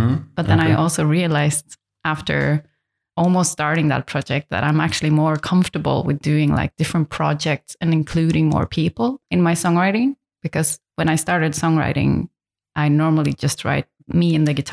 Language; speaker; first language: English; non-native, fluent; Norwegian